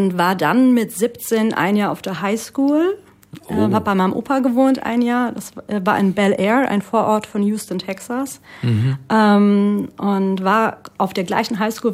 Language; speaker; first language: German; native; German